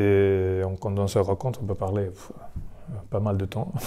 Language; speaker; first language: French; non-native, fluent; Spanish